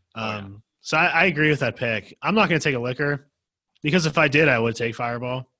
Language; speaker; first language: English; native; English